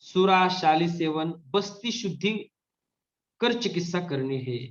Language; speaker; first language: Hindi; non-native, local second language; Marathi